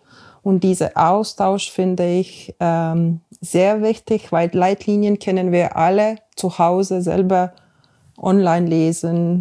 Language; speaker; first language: German; non-native, fluent; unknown